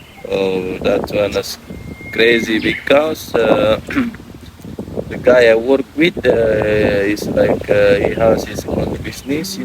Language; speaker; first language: English; non-native, learner; Indonesian